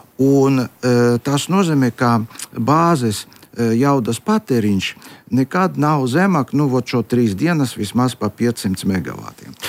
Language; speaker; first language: Latvian; non-native, local second language; Russian